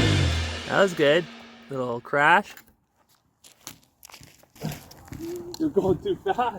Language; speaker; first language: English; native; English